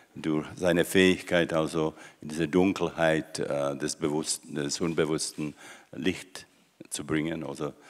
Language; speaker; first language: German; non-native, fluent; Czech